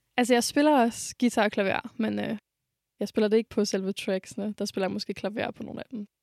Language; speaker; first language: Danish; early bilingual, other home language; French